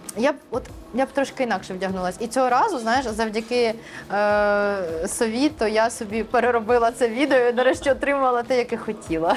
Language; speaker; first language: Ukrainian; early bilingual, other home language; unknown